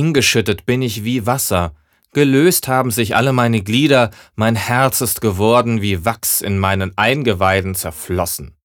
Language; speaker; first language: German; native; German